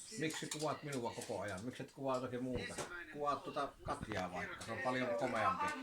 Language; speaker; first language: Finnish; native; Finnish